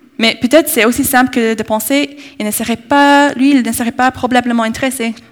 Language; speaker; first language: French; non-native, fluent; English